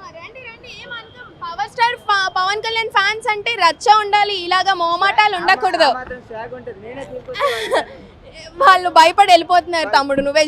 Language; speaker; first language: Telugu; native; Telugu